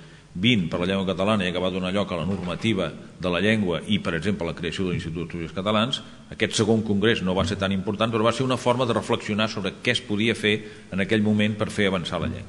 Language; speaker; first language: Catalan; native; Catalan